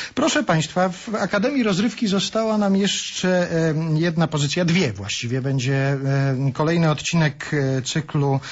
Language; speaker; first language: Polish; native; Polish